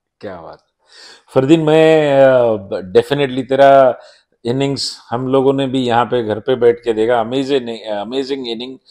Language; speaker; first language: Hindi; non-native, local second language; Marathi